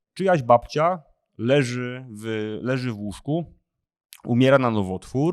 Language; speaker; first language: Polish; native; Polish